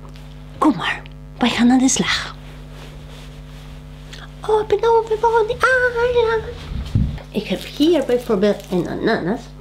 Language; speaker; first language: Dutch; non-native, fluent; Spanish